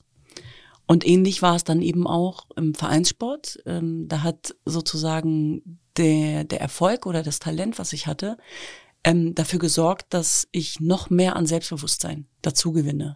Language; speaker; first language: German; native; German